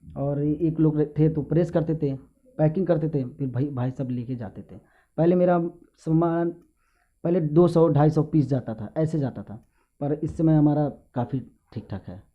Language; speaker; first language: Hindi; native; Hindi